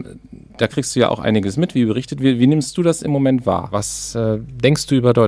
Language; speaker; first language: German; native; German